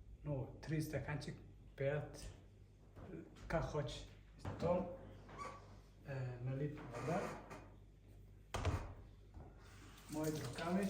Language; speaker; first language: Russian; non-native, learner; Somali